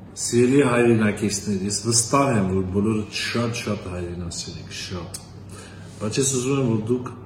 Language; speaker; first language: Armenian; native; Armenian